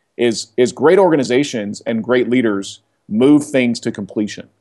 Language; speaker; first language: English; native; English